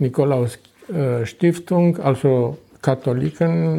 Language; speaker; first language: German; non-native, fluent; Romanian